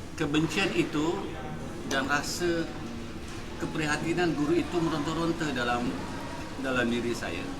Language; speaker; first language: Malay; native; Malay